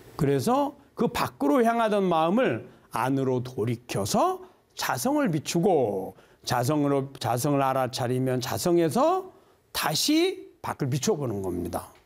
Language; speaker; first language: Korean; native; Korean